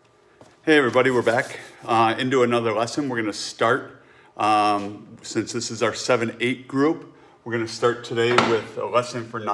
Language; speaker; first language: English; native; English